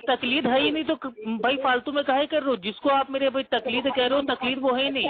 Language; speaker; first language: Hindi; native; Hindi